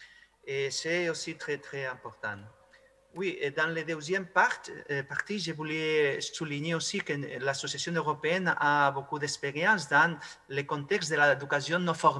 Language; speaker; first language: French; non-native, fluent; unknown